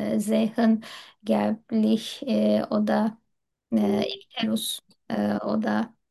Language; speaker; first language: German; non-native, learner; Turkish